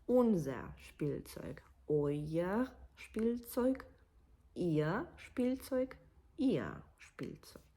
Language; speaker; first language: German; non-native, fluent; Ukrainian